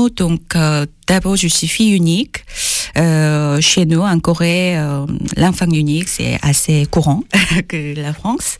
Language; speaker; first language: French; non-native, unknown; Korean